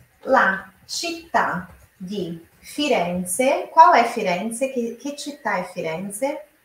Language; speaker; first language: Italian; non-native, fluent; Portuguese